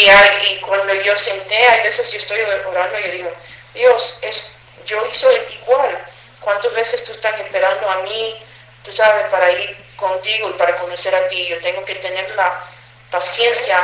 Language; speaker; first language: Spanish; early bilingual, heritage; English